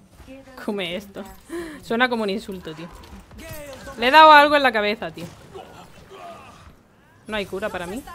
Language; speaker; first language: Spanish; native; Spanish